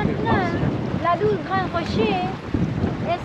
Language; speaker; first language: French; non-native, learner; Portuguese